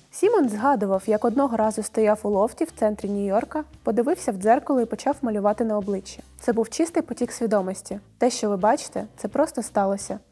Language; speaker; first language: Ukrainian; native; Ukrainian